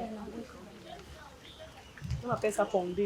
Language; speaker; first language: French; non-native, local second language; English